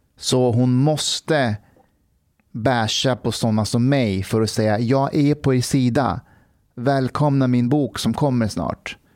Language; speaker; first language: Swedish; early bilingual, other home language; Persian